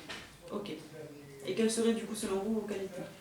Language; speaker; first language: French; native; French